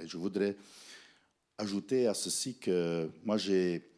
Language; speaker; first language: French; non-native, fluent; Dutch